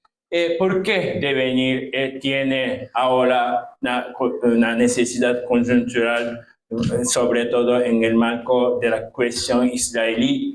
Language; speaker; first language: Spanish; non-native, fluent; Japanese